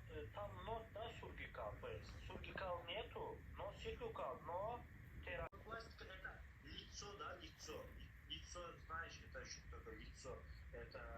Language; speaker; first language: Russian; non-native, learner; Azerbaijani